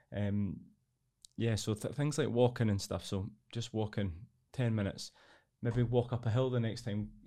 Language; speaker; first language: English; native; English